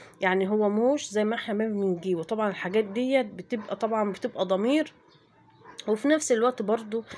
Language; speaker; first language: Arabic; native; Arabic